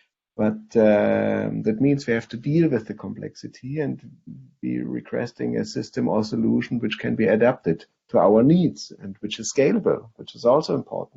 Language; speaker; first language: English; non-native, fluent; German